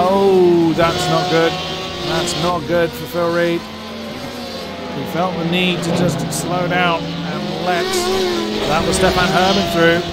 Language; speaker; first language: English; native; English